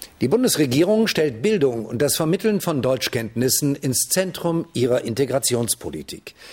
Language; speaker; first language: German; native; German